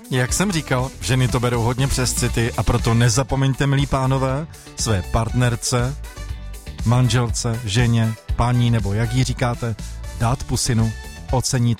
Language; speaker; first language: Czech; native; Czech